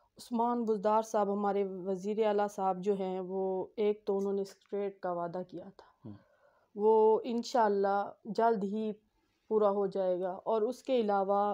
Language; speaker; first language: Urdu; non-native, local second language; Saraiki